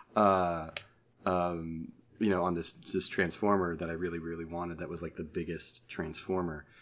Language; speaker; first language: English; native; English